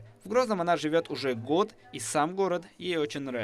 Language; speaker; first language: Russian; native; Russian